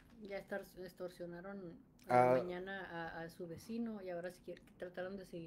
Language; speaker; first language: Spanish; native; Spanish